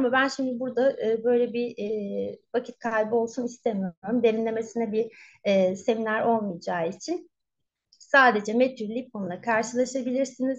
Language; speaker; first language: Turkish; native; Turkish